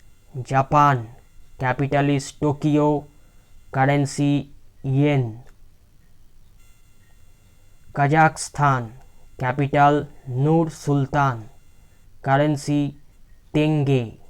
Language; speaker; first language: English; non-native, local second language; Bangla